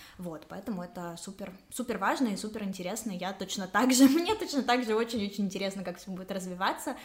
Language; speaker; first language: Russian; native; Russian